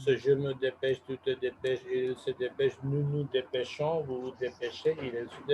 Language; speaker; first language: French; non-native, fluent; Urdu